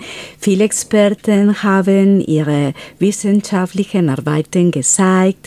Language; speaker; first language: German; non-native, fluent; Spanish